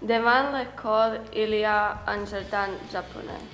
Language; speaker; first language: French; non-native, learner; Croatian